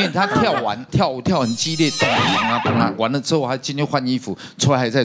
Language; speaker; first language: Chinese; native; Chinese